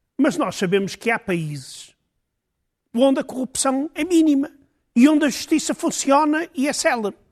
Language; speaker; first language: Portuguese; native; Portuguese